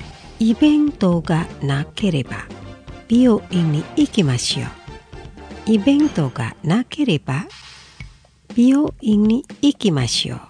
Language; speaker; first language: Japanese; non-native, fluent; Indonesian